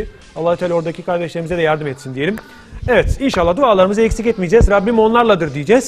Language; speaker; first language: Turkish; native; Turkish